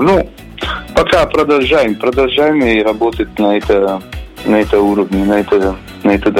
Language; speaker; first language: Russian; non-native, learner; Italian